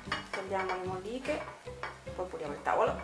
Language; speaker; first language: Italian; native; Italian